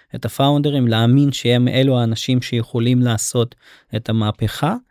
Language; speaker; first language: Hebrew; non-native, fluent; Russian